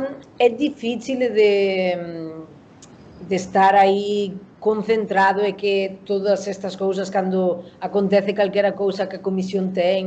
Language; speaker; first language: Portuguese; non-native, learner; Spanish